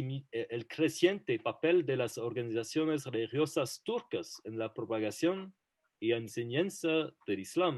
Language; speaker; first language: Spanish; non-native, fluent; French